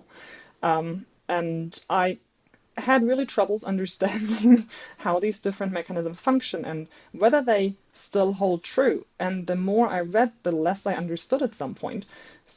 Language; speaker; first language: English; non-native, fluent; German